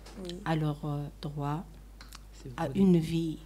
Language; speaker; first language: French; non-native, local second language; Arabic